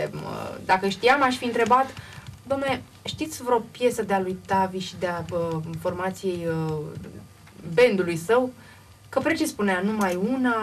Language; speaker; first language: Romanian; native; Romanian